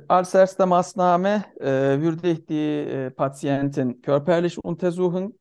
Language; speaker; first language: German; non-native, learner; Turkish